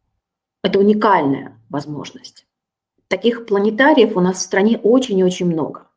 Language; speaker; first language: Russian; native; Russian